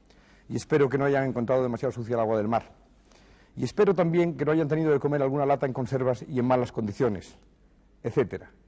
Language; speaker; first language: Spanish; native; Spanish